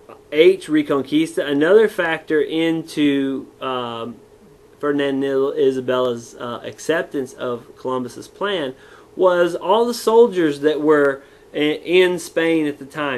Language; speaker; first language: English; native; English